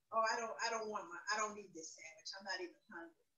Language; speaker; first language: English; native; English